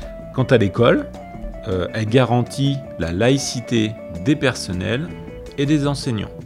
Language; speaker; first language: French; native; French